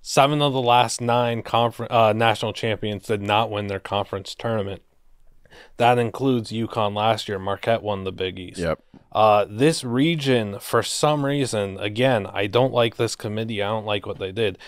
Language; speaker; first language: English; native; English